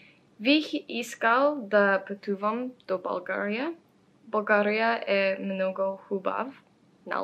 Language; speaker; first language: Bulgarian; non-native, learner; English